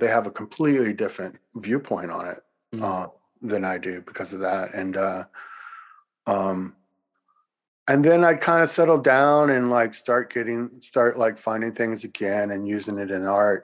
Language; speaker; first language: English; native; English